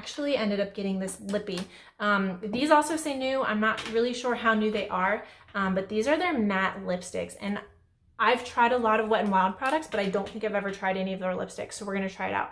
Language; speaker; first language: English; native; English